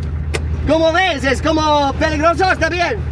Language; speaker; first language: Spanish; non-native, learner; English